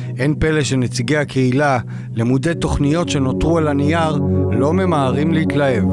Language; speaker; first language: Hebrew; native; Hebrew